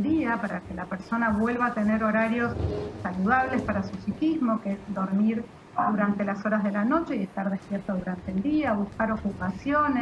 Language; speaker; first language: Spanish; native; Spanish